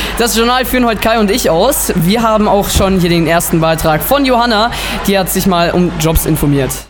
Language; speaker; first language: German; native; German